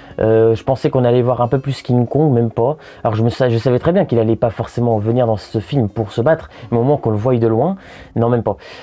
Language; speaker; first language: French; native; French